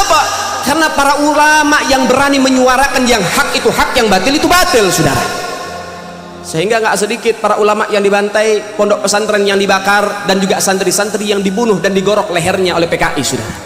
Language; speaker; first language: Indonesian; native; Indonesian